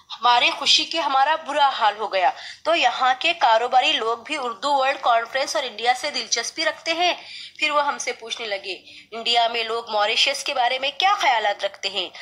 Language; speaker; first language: Urdu; native; Urdu